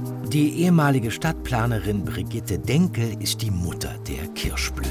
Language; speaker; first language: German; native; German